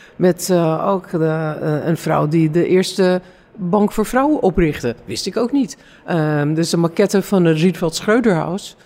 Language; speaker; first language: Dutch; non-native, fluent; English